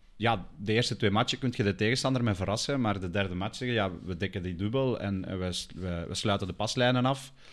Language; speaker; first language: Dutch; early bilingual, other home language; Spanish